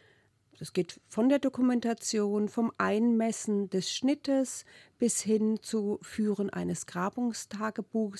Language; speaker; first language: German; native; German